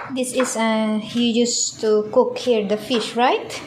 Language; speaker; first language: English; non-native, learner; Filipino